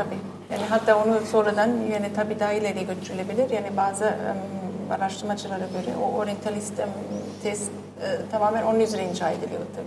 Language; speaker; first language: Turkish; non-native, fluent; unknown